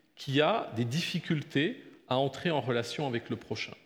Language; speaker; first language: French; native; French